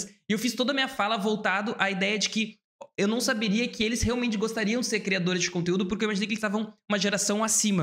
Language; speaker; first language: Portuguese; native; Portuguese